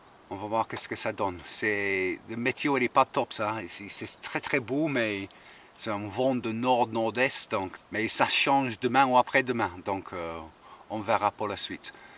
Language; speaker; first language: French; non-native, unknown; English